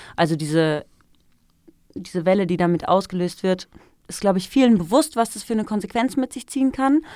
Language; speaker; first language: German; early bilingual, other home language; Persian